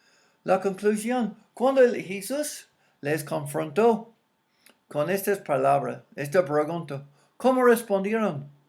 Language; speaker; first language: Spanish; non-native, fluent; English